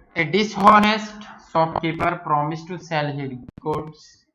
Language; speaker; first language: English; non-native, local second language; Hindi